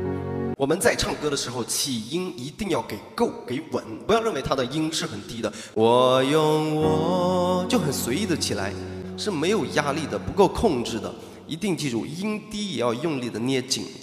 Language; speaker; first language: Chinese; native; Chinese